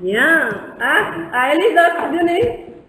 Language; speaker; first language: French; non-native, local second language; Arabic